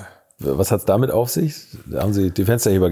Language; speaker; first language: German; native; German